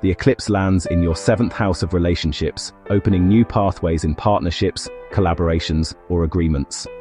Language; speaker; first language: English; native; English